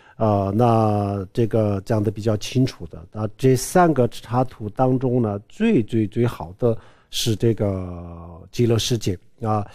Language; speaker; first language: Chinese; non-native, local second language; Tibetan